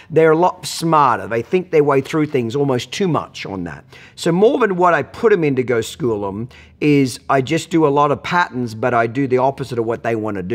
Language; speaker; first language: English; native; English